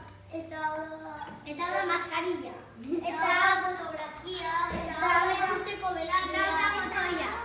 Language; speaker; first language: Basque; non-native, local second language; Spanish